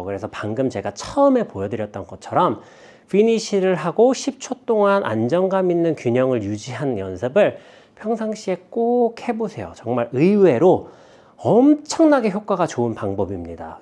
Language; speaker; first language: Korean; native; Korean